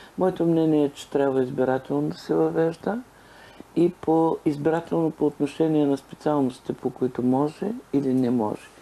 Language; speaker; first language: Bulgarian; native; Bulgarian